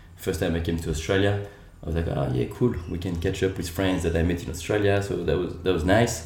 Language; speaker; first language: English; non-native, fluent; French